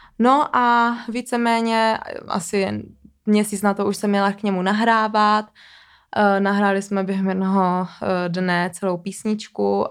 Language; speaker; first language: Czech; early bilingual, other home language; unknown